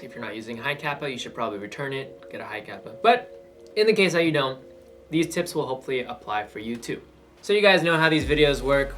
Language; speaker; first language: English; native; English